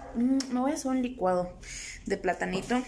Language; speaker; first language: Spanish; native; Spanish